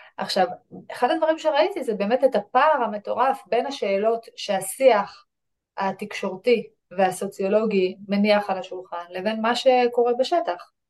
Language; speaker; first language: Hebrew; native; Hebrew